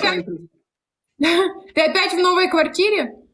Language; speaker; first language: Russian; native; Russian